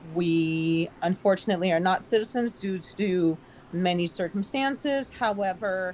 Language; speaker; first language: English; native; English